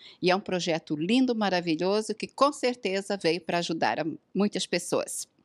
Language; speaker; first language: Portuguese; native; Portuguese